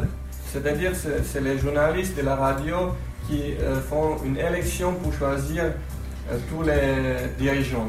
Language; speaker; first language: French; non-native, fluent; Slovenian